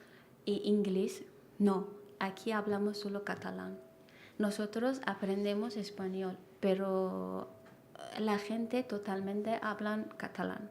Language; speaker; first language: Spanish; non-native, learner; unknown